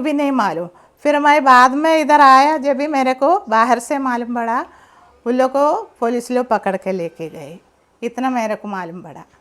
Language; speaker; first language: Hindi; non-native, local second language; Malayalam